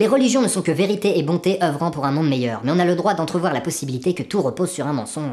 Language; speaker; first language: French; native; French